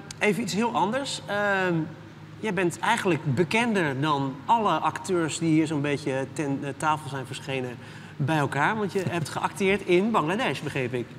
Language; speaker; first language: Dutch; native; Dutch